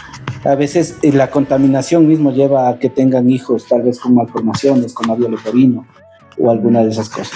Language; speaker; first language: Spanish; native; Spanish